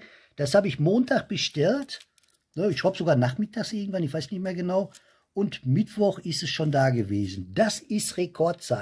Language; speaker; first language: German; native; German